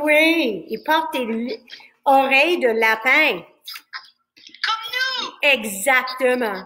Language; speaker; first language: French; non-native, fluent; English